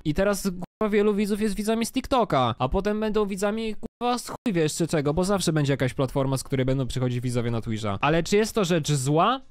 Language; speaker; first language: Polish; native; Polish